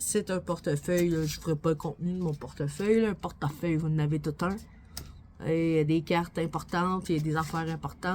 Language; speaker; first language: French; native; French